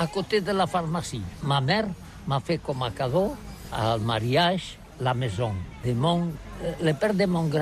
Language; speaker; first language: French; non-native, learner; Catalan